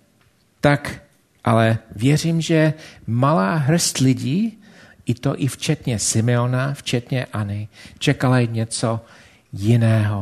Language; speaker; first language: Czech; non-native, fluent; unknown